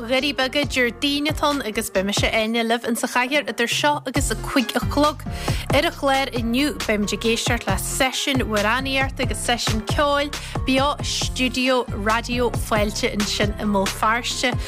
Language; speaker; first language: Irish; native; Irish